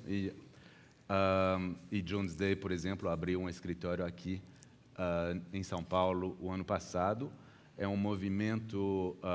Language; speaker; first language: Portuguese; early bilingual, heritage; Portuguese